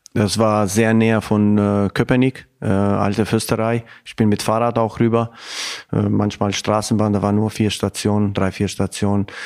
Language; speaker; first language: German; non-native, fluent; Albanian